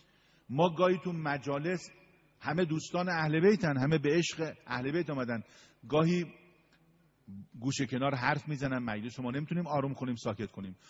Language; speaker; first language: Persian; native; Persian